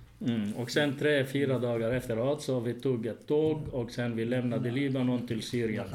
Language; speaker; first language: Swedish; non-native, fluent; Arabic